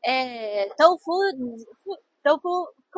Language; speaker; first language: Portuguese; non-native, fluent; Chinese